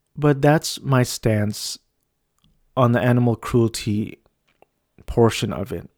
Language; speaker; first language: English; early bilingual, other home language; Filipino